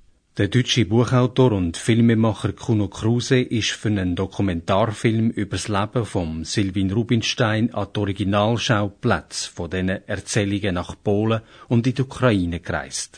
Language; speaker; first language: German; native; German